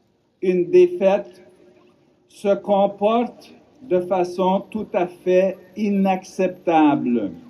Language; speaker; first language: French; non-native, local second language; Ukrainian